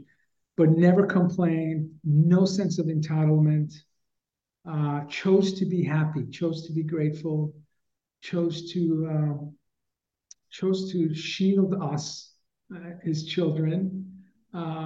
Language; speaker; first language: English; early bilingual, other home language; Persian